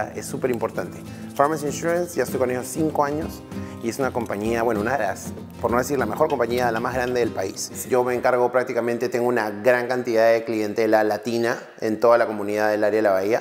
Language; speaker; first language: Spanish; native; Spanish